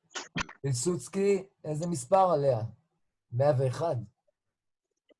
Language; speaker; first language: Hebrew; native; Hebrew